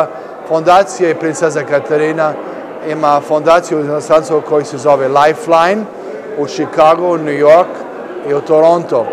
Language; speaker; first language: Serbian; early bilingual, heritage; English